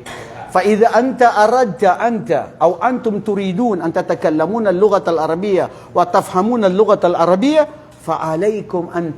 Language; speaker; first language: Arabic; non-native, fluent; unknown